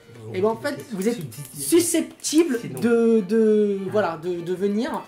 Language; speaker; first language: French; native; French